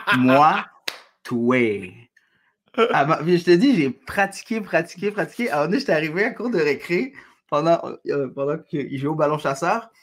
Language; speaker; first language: French; early bilingual, other home language; Arabic